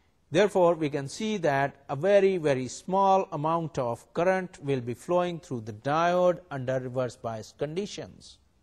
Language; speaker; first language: English; non-native, local second language; Urdu